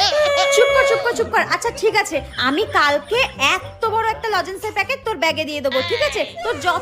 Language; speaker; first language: Bangla; native; Bangla